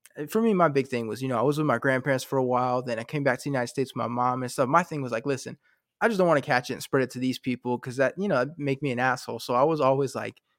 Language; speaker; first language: English; native; English